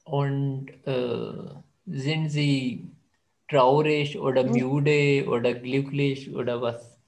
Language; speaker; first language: German; non-native, fluent; Urdu